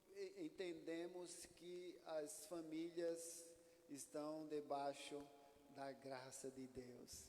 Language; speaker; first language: Portuguese; native; Portuguese